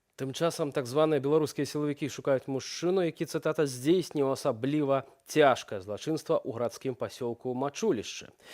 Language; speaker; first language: Belarusian; native; Belarusian